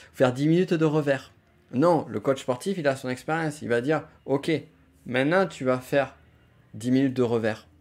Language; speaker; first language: French; native; French